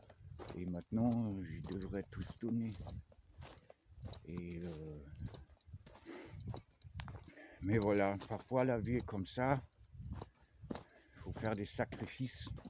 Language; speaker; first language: French; non-native, fluent; German